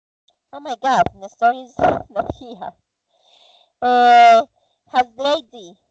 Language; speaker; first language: English; non-native, fluent; Spanish